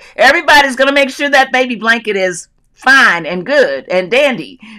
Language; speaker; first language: English; native; English